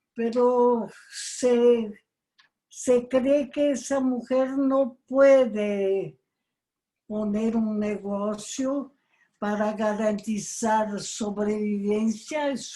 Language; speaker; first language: Spanish; non-native, fluent; Portuguese